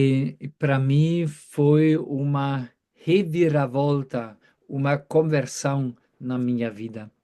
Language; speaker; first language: Portuguese; non-native, fluent; German